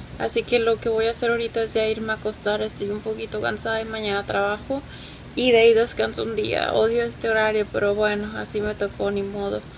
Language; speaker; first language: Spanish; native; Spanish